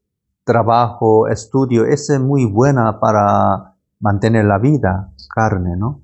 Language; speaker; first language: Spanish; non-native, learner; Korean